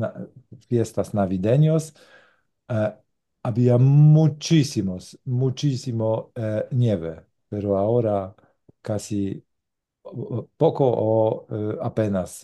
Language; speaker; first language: Spanish; non-native, learner; Polish